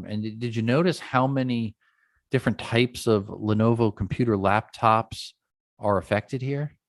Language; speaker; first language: English; native; English